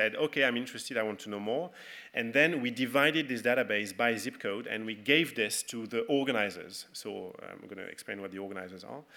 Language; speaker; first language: English; non-native, fluent; French